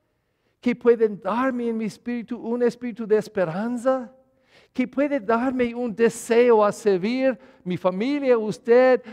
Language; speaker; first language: Spanish; non-native, learner; English